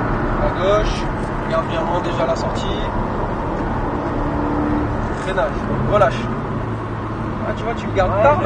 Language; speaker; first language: French; native; French